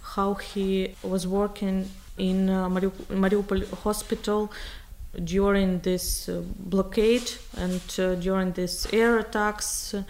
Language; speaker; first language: English; non-native, learner; Ukrainian